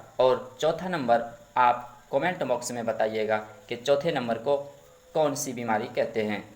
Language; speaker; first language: Urdu; native; Urdu